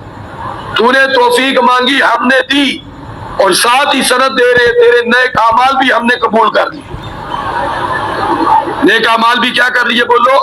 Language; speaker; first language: Urdu; native; Urdu